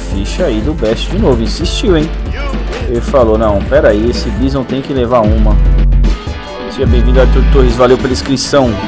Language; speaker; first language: Portuguese; native; Portuguese